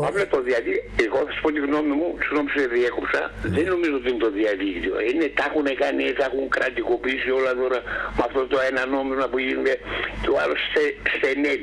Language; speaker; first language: Greek; native; Greek